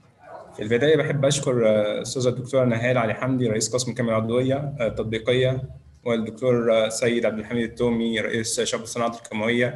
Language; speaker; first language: Arabic; native; Arabic